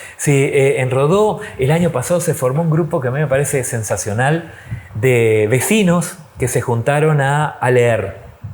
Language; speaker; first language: Spanish; native; Spanish